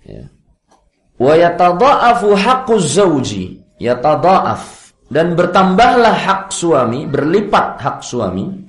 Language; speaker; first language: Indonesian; non-native, local second language; Javanese